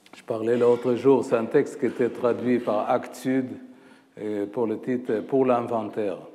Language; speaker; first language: French; non-native, fluent; Hebrew